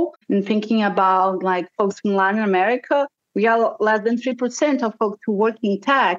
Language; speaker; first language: English; non-native, fluent; Portuguese